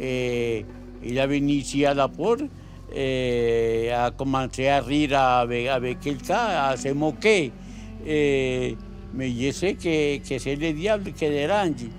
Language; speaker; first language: French; non-native, learner; Spanish